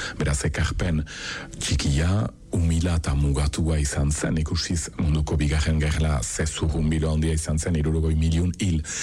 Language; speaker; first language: Basque; native; Basque